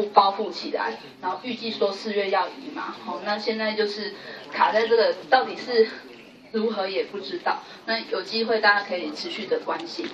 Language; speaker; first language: Chinese; native; Chinese